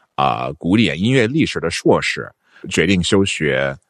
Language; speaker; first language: Chinese; non-native, fluent; English